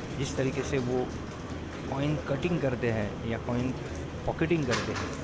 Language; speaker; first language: Hindi; non-native, local second language; Marathi